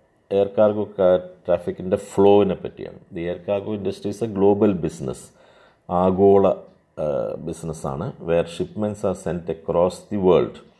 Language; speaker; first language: English; non-native, local second language; Malayalam